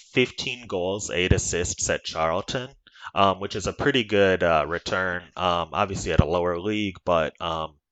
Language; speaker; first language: English; native; English